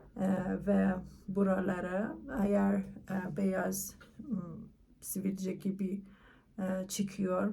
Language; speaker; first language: Turkish; non-native, learner; Persian